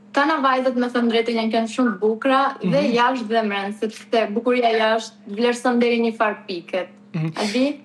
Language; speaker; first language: Albanian; early bilingual, heritage; Albanian